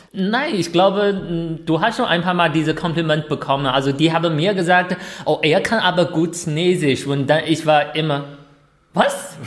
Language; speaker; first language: German; non-native, fluent; Chinese